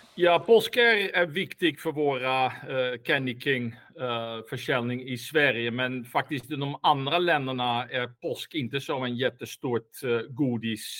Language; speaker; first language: Swedish; non-native, fluent; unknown